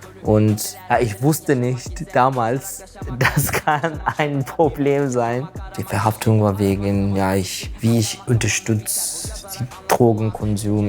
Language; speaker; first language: German; non-native, learner; Turkish